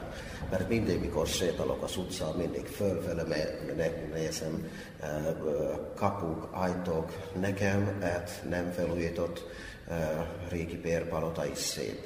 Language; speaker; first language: Hungarian; non-native, fluent; Finnish